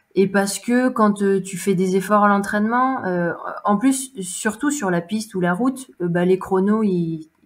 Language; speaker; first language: French; native; French